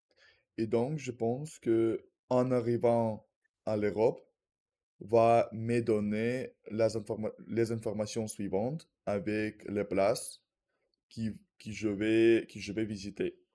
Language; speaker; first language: French; non-native, learner; Russian